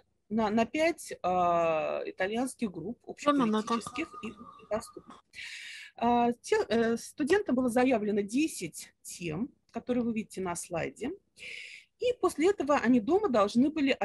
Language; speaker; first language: Russian; native; Russian